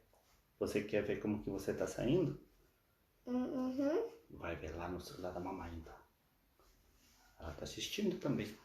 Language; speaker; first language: Portuguese; non-native, fluent; Spanish